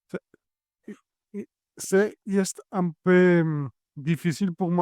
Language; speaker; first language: French; non-native, fluent; Spanish